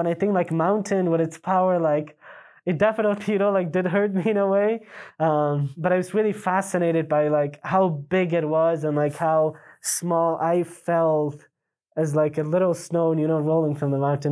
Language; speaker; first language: English; non-native, fluent; Pashto